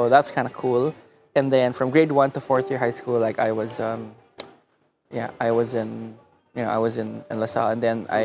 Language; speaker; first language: English; non-native, local second language; Filipino